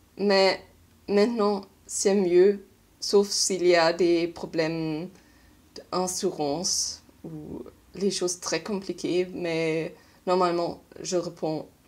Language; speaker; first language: French; non-native, learner; German